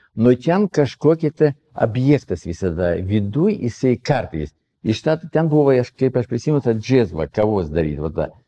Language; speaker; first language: Lithuanian; non-native, fluent; Russian